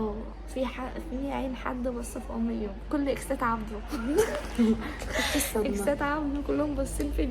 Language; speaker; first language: Arabic; native; Arabic